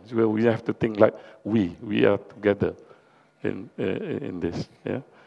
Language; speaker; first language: English; non-native, local second language; Malay